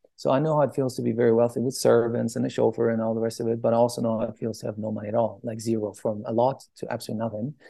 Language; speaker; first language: English; early bilingual, other home language; Persian